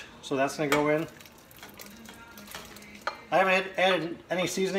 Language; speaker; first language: English; native; English